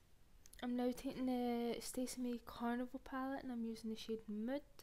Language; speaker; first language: English; native; English